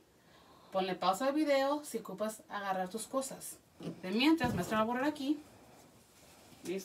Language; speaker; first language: Spanish; early bilingual, heritage; Spanish